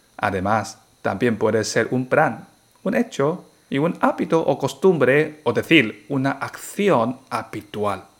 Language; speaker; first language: Spanish; non-native, fluent; Chinese